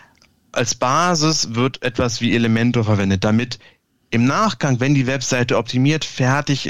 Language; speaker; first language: German; native; German